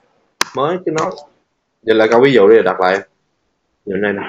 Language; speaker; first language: Japanese; non-native, fluent; Vietnamese